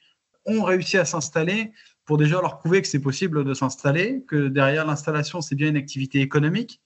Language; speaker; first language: French; native; French